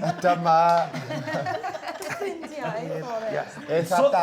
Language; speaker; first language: Welsh; non-native, learner; English